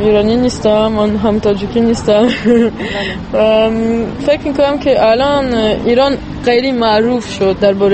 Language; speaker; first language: Persian; non-native, fluent; French